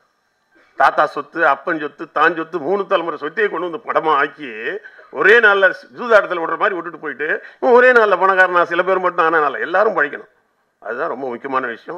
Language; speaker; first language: Tamil; native; Tamil